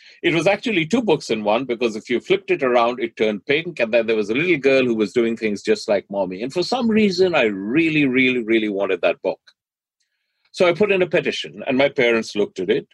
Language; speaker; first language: English; non-native, local second language; Hindi